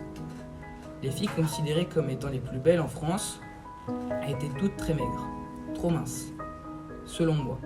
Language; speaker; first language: French; early bilingual, other home language; Portuguese